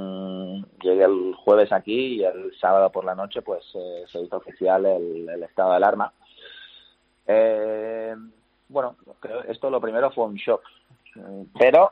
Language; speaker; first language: Spanish; native; Spanish